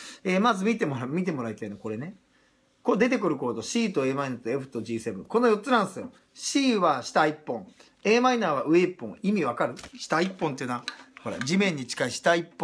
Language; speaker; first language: Japanese; native; Japanese